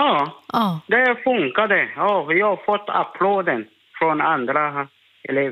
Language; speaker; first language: Swedish; non-native, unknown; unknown